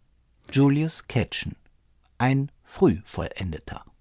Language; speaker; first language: German; native; German